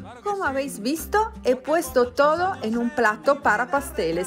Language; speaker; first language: Spanish; non-native, fluent; Italian